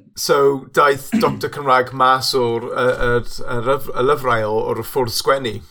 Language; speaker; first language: Welsh; non-native, local second language; English